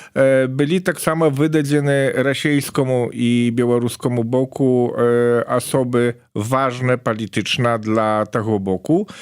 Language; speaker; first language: Polish; non-native, learner; Belarusian